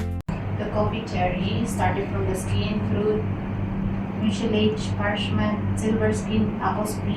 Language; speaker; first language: English; non-native, local second language; Filipino